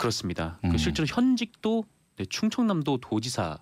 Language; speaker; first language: Korean; native; Korean